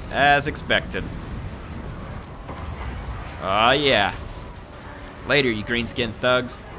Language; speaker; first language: English; native; English